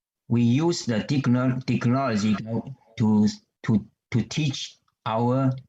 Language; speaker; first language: English; non-native, learner; Chinese